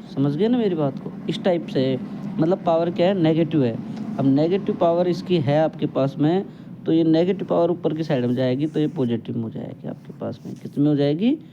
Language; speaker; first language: Hindi; native; Hindi